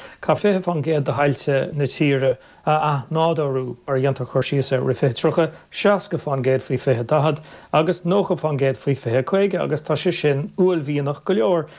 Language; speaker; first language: Irish; native; Irish